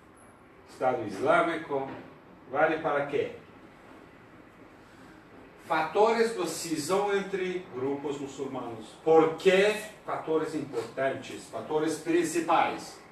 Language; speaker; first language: Portuguese; non-native, learner; Persian